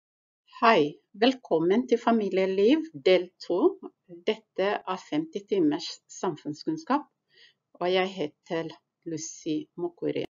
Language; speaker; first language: Norwegian; non-native, fluent; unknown